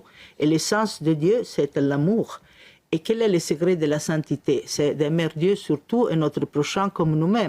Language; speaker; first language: French; non-native, fluent; Italian